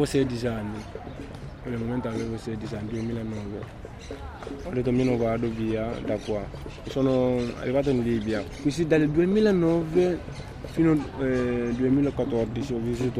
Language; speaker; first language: Italian; non-native, learner; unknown